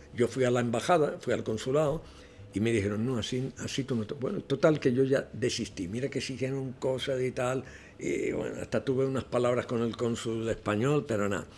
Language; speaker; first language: Spanish; non-native, local second language; Catalan